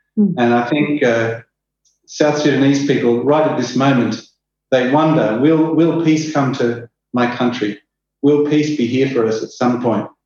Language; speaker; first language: English; native; English